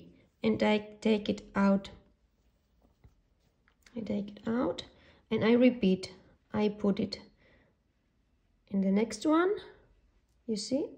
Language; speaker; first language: English; non-native, fluent; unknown